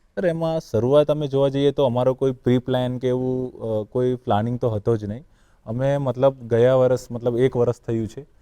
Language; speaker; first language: Gujarati; non-native, local second language; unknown